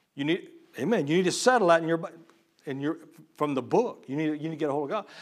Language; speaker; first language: English; native; English